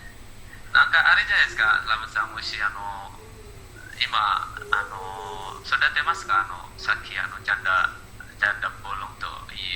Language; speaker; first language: Japanese; non-native, learner; Indonesian